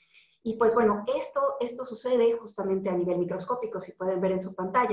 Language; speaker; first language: Spanish; native; Spanish